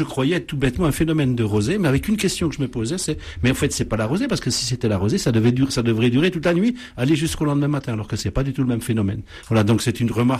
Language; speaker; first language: French; native; French